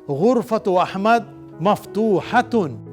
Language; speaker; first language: Arabic; non-native, fluent; Hindi